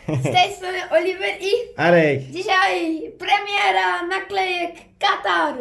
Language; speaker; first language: Polish; early bilingual, heritage; Polish